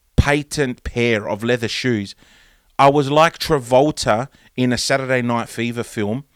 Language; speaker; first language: English; early bilingual, other home language; Greek